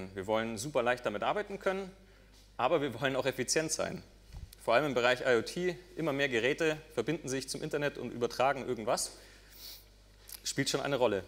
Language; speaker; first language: German; native; German